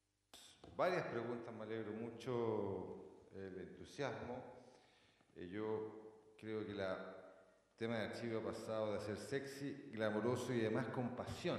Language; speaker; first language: Spanish; native; Spanish